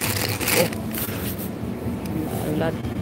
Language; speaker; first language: English; non-native, local second language; Filipino